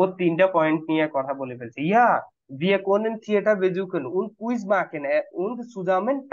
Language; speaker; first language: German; non-native, fluent; Bangla